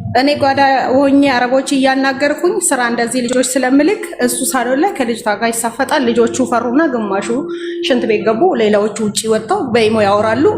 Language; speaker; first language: Amharic; native; Amharic